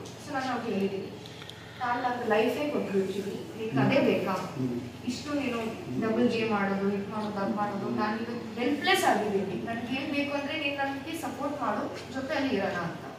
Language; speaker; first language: Kannada; non-native, local second language; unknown